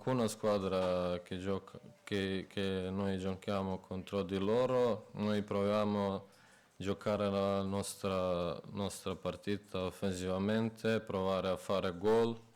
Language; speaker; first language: Italian; non-native, fluent; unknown